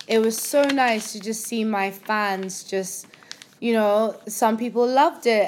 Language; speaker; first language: English; non-native, local second language; Yoruba